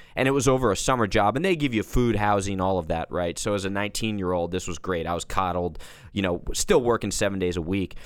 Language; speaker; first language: English; native; English